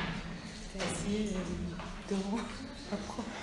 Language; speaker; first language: French; non-native, learner; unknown